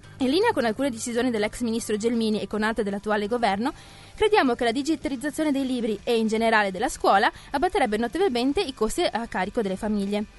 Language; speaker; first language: Italian; native; Italian